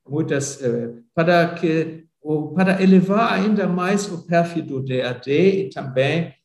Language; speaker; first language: Portuguese; non-native, fluent; German